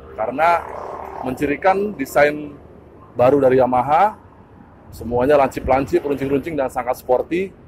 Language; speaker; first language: Indonesian; native; Indonesian